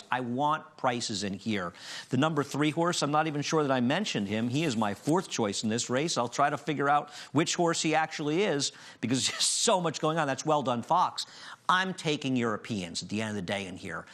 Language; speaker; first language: English; native; English